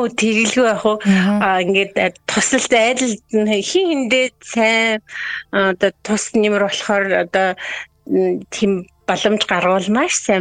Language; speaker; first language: Mongolian; native; Mongolian